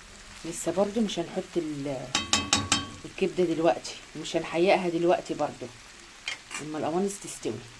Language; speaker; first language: Arabic; native; Arabic